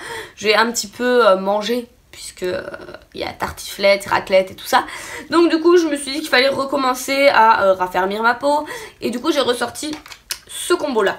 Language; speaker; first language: French; native; French